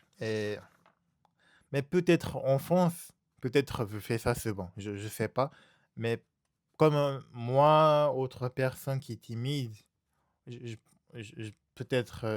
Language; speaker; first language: French; non-native, learner; Japanese